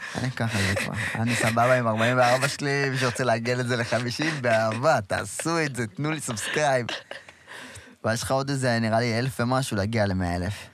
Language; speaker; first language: Hebrew; native; Hebrew